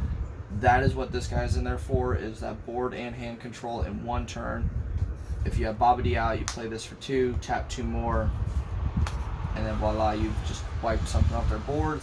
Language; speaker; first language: English; native; English